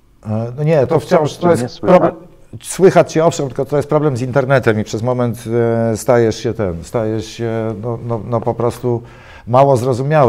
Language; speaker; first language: Polish; native; Polish